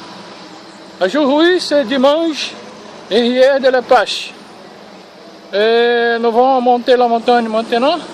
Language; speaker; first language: French; non-native, learner; Portuguese